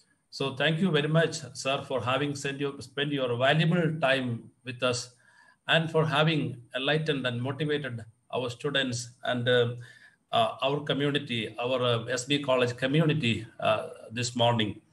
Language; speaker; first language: English; non-native, local second language; Malayalam